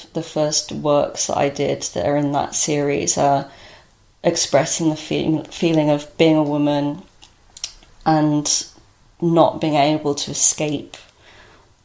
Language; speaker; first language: English; native; English